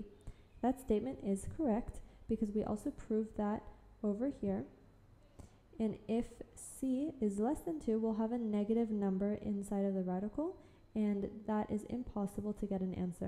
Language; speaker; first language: English; native; English